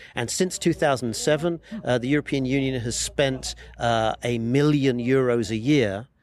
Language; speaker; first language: English; native; English